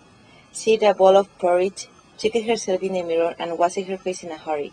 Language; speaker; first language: English; non-native, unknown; Spanish